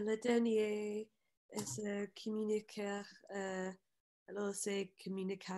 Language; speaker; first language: French; non-native, learner; English